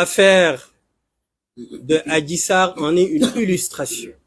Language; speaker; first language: French; non-native, local second language; Wolof